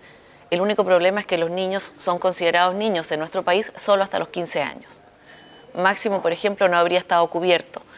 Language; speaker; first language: Spanish; native; Spanish